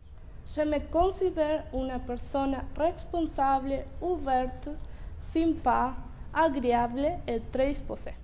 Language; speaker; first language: French; non-native, learner; Spanish